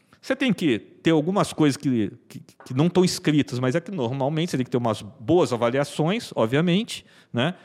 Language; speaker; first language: Portuguese; native; Portuguese